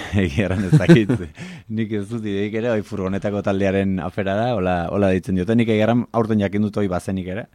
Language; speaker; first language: Basque; native; Basque